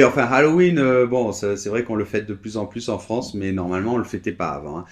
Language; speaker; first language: French; native; French